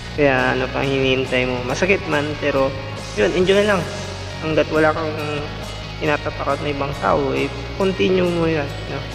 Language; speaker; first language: Filipino; non-native, local second language; Iloko